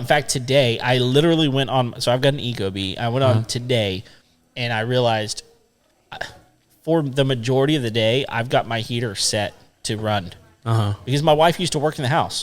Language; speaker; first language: English; native; English